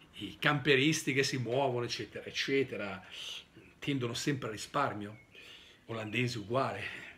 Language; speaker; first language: Italian; native; Italian